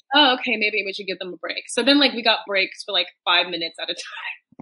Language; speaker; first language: English; native; English